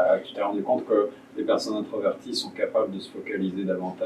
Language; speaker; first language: French; native; French